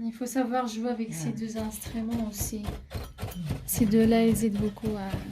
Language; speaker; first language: French; non-native, local second language; Arabic